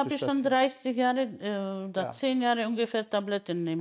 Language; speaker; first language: German; non-native, learner; Polish